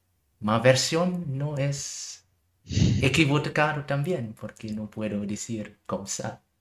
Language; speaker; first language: Spanish; non-native, learner; German